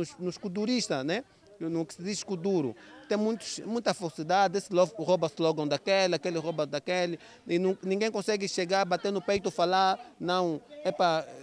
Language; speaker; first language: Portuguese; native; Portuguese